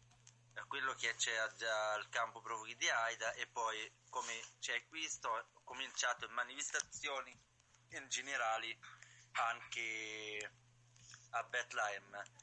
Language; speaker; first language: Italian; non-native, learner; Arabic